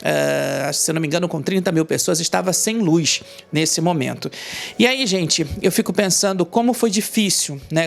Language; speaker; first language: Portuguese; native; Portuguese